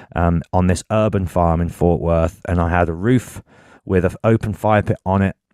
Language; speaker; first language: English; native; English